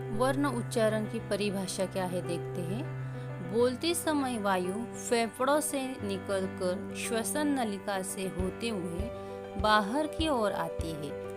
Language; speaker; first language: Hindi; non-native, local second language; Marathi